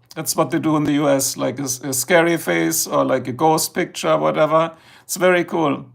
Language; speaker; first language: English; non-native, fluent; German